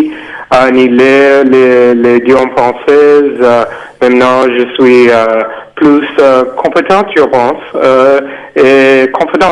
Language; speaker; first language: French; non-native, learner; Spanish